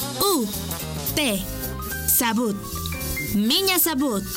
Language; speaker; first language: Russian; non-native, learner; Spanish